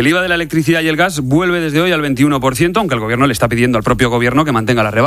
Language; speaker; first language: Spanish; native; Spanish